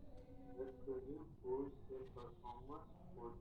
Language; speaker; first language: French; non-native, learner; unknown